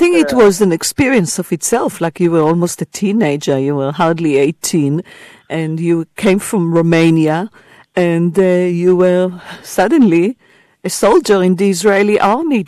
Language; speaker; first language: English; non-native, fluent; Hebrew